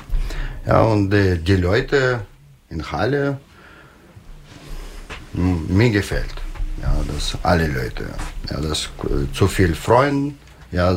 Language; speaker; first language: German; non-native, learner; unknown